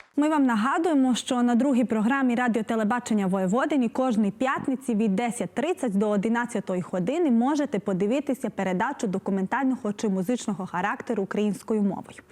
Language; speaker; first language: Ukrainian; early bilingual, heritage; Ukrainian